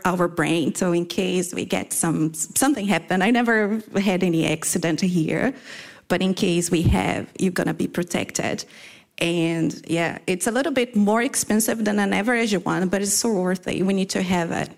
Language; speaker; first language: English; non-native, fluent; Portuguese